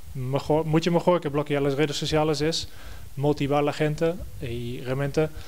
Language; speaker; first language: Spanish; non-native, fluent; Dutch